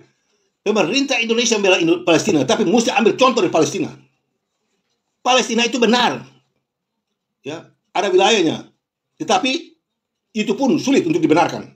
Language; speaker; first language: Indonesian; native; Indonesian